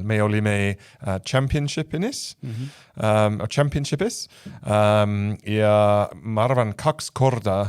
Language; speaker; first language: Estonian; non-native, fluent; English